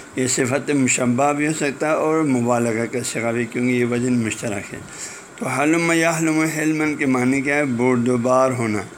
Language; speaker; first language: Urdu; non-native, local second language; Balti